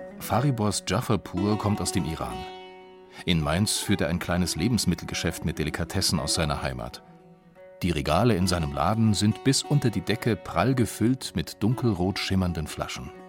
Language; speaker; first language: German; native; German